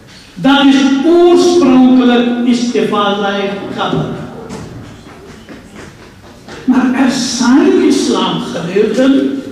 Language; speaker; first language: Dutch; non-native, fluent; Urdu